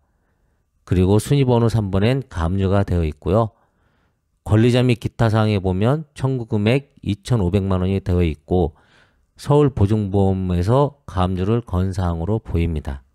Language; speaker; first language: Korean; native; Korean